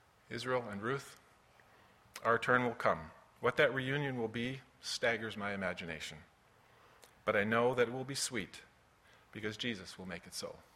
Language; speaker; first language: English; early bilingual, other home language; German